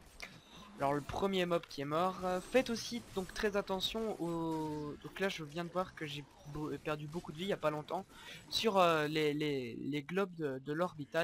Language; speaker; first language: French; native; French